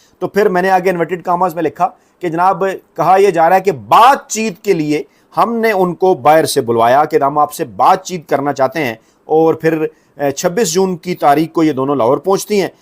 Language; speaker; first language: Urdu; native; Urdu